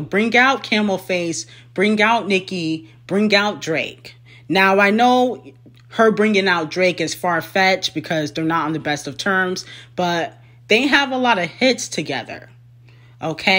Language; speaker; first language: English; native; English